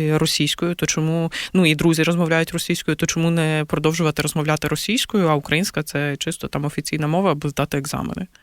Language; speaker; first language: Ukrainian; native; Ukrainian